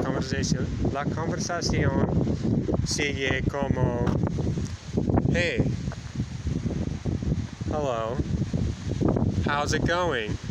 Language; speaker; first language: Spanish; non-native, fluent; English